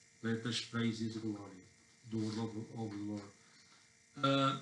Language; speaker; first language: English; non-native, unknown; Portuguese